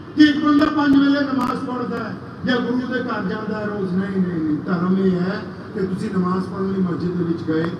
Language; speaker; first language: Punjabi; non-native, local second language; Urdu